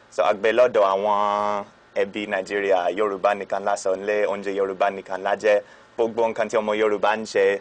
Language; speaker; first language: Yoruba; non-native, fluent; English